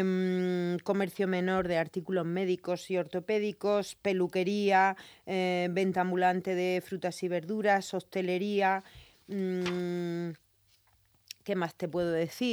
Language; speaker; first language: Spanish; native; Spanish